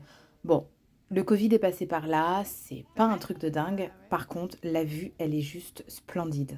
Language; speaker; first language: French; native; French